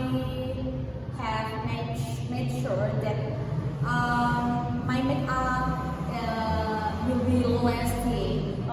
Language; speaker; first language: English; non-native, learner; Indonesian